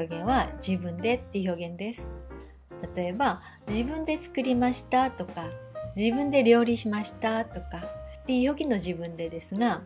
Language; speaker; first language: Japanese; non-native, fluent; Korean